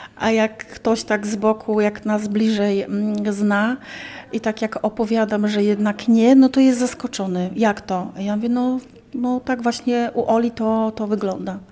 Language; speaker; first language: Polish; native; Polish